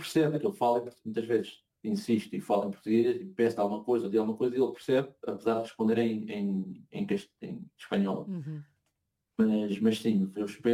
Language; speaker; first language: Portuguese; native; Portuguese